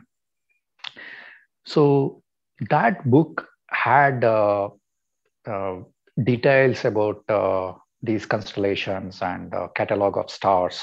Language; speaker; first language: English; non-native, local second language; Kannada